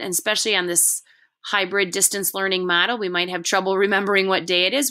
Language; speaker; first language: English; native; English